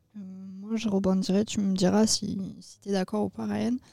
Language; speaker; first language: French; native; French